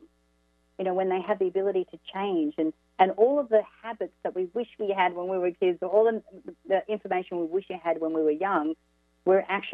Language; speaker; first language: English; native; English